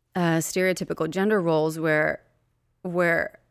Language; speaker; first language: English; non-native, fluent; Swedish